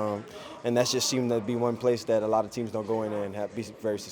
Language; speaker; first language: English; native; English